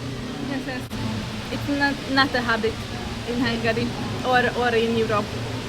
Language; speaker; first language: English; non-native, learner; Hungarian